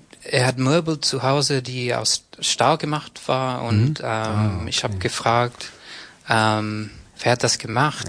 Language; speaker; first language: German; non-native, fluent; English